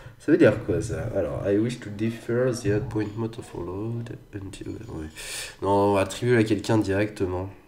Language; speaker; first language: French; native; French